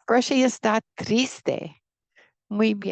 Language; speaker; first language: Spanish; non-native, fluent; English